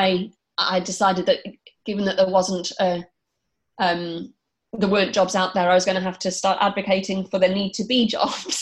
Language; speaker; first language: English; native; English